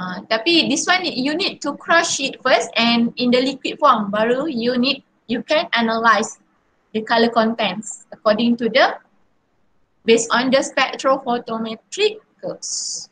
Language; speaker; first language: English; non-native, local second language; Malay